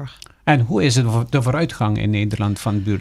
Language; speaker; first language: Dutch; non-native, local second language; Papiamento